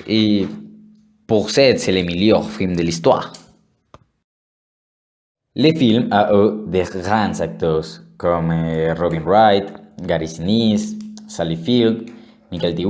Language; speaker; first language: French; non-native, learner; Spanish